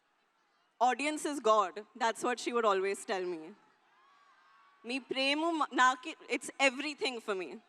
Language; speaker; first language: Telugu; non-native, learner; Hindi